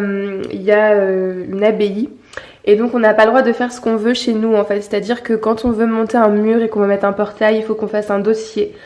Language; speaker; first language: French; native; French